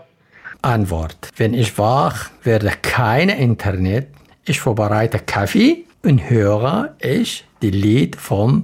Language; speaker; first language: German; non-native, learner; Arabic